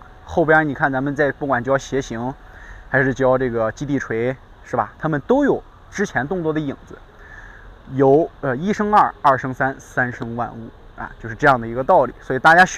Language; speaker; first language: Chinese; native; Chinese